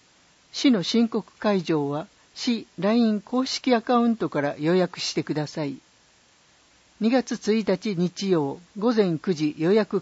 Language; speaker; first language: Japanese; native; Japanese